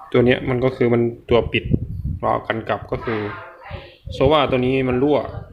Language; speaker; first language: Thai; native; Thai